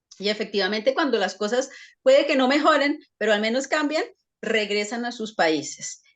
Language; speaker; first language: Spanish; native; Spanish